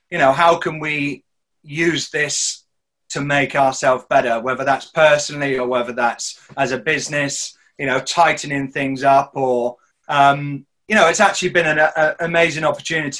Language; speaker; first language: English; native; English